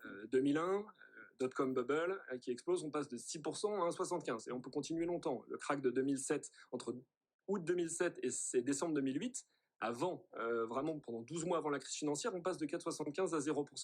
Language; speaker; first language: French; native; French